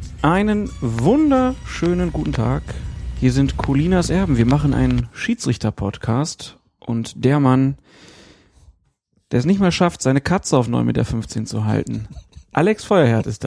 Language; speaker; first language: German; native; German